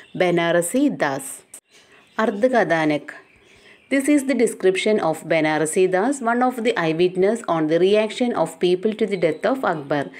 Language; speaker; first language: English; non-native, local second language; Malayalam